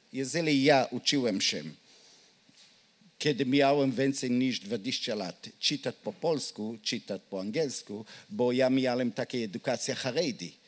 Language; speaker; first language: Polish; non-native, learner; Hebrew